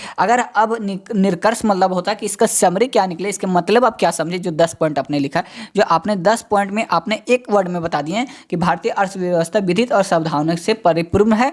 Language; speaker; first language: Hindi; native; Hindi